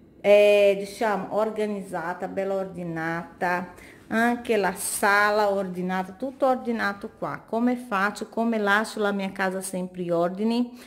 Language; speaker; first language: Italian; non-native, fluent; Portuguese